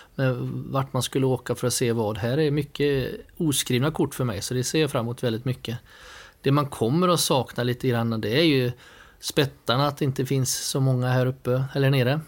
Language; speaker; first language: Swedish; native; Swedish